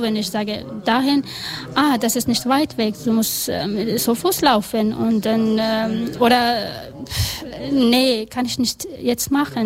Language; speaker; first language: German; non-native, learner; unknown